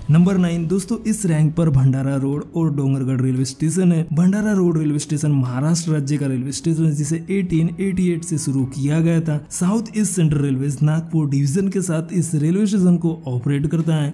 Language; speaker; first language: Hindi; non-native, local second language; Marathi